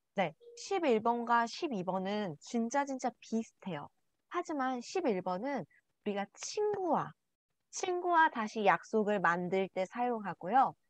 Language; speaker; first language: Korean; native; Korean